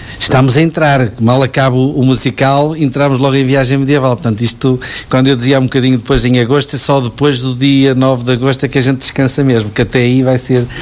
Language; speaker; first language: Portuguese; native; Portuguese